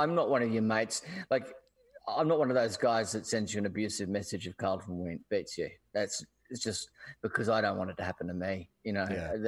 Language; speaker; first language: English; native; English